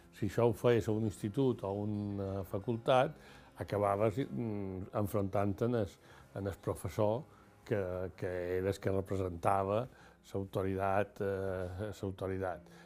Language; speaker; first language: Catalan; native; Catalan